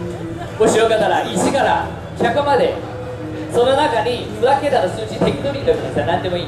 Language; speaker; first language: Japanese; non-native, fluent; Chinese